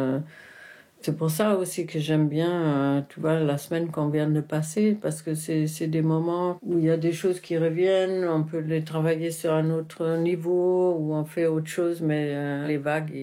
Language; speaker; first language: French; non-native, fluent; Spanish